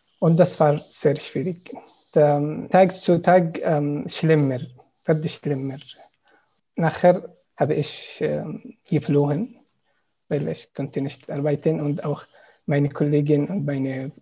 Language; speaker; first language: German; non-native, learner; Arabic